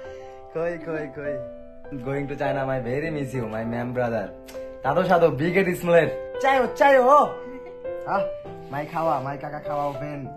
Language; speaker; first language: English; non-native, learner; Bangla